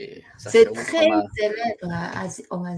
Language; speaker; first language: French; non-native, learner; Chinese